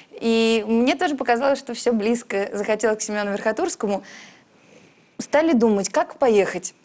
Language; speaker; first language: Russian; early bilingual, heritage; Russian